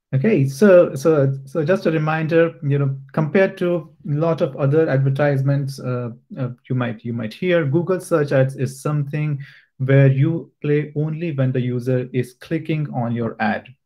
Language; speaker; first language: English; non-native, local second language; Hindi